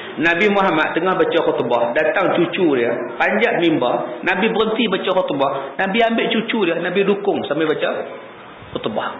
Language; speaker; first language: Malay; native; Malay